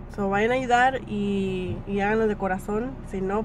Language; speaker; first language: Spanish; early bilingual, heritage; Spanish